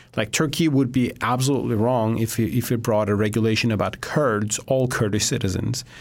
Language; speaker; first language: English; non-native, fluent; Turkish